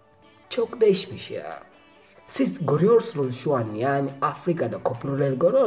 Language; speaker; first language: Turkish; non-native, learner; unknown